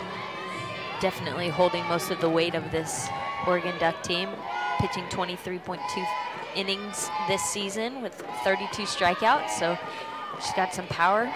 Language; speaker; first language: English; native; English